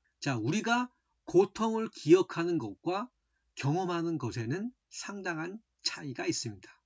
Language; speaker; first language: Korean; native; Korean